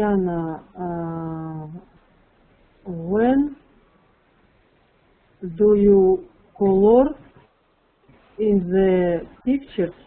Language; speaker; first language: English; non-native, learner; Russian